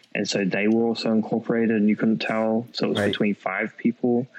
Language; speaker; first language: English; native; English